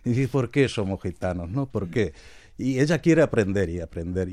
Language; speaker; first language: Spanish; non-native, fluent; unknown